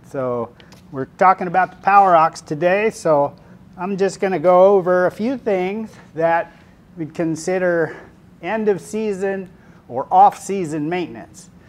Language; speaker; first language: English; native; English